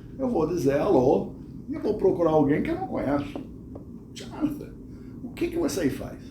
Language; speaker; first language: Portuguese; non-native, fluent; English